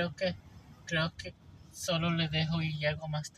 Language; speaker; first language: Spanish; early bilingual, heritage; English